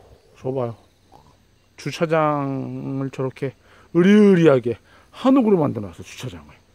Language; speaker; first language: Korean; native; Korean